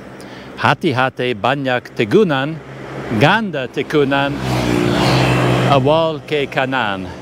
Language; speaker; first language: Indonesian; non-native, learner; English